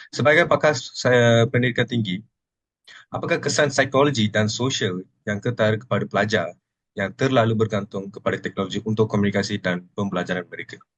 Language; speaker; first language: Malay; non-native, local second language; Telugu